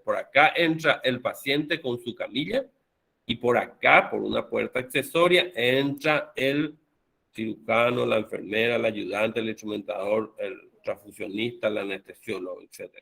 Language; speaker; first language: Spanish; native; Spanish